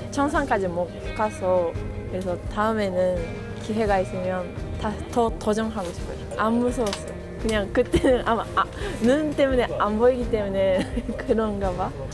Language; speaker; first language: Korean; non-native, learner; Japanese